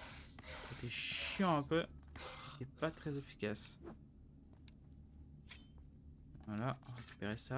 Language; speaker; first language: French; native; French